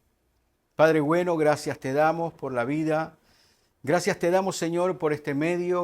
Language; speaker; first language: Spanish; native; Spanish